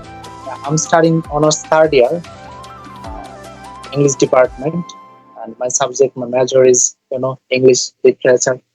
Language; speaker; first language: English; non-native, learner; Bangla